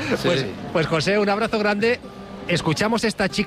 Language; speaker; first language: Spanish; native; Spanish